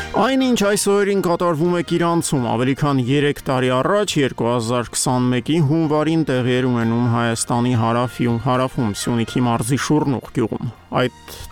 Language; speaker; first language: Armenian; native; Armenian